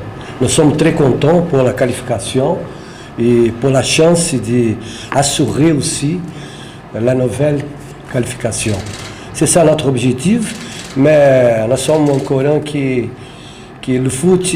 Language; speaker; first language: French; non-native, fluent; Portuguese